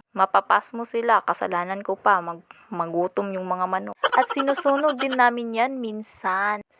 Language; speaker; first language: Filipino; non-native, local second language; Cebuano